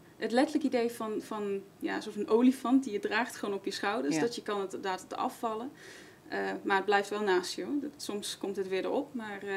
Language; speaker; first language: Dutch; non-native, fluent; English